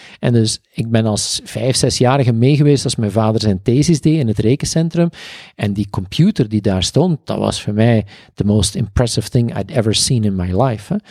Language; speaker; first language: Dutch; native; Dutch